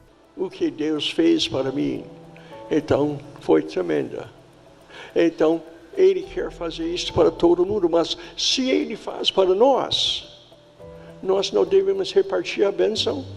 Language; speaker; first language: Portuguese; non-native, fluent; English